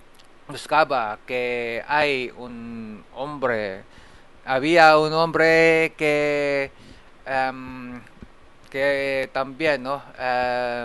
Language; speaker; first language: Spanish; non-native, fluent; Japanese